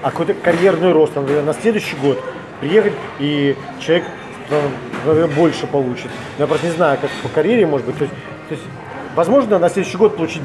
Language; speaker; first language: Russian; native; Russian